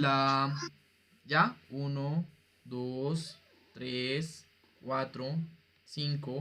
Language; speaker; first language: Spanish; native; Spanish